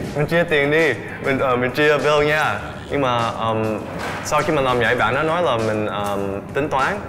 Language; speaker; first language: Vietnamese; early bilingual, heritage; Vietnamese